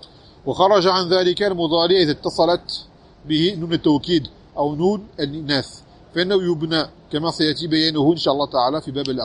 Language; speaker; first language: Arabic; non-native, fluent; French